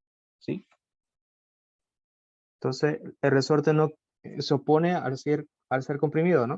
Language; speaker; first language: Spanish; native; Spanish